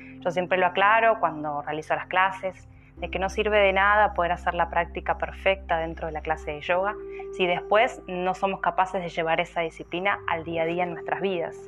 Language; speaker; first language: Spanish; native; Spanish